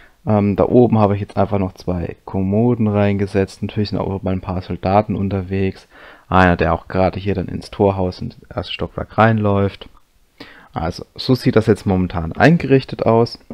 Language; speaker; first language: German; native; German